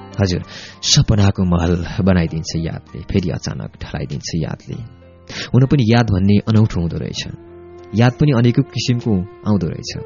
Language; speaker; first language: Nepali; native; Nepali